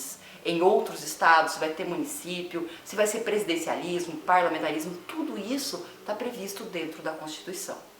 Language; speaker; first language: Portuguese; native; Portuguese